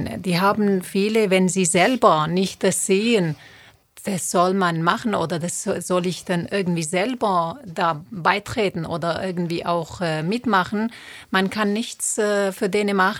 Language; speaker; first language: German; non-native, fluent; Turoyo